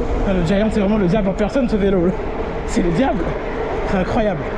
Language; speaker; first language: French; native; French